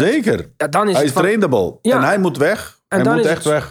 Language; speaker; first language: Dutch; non-native, fluent; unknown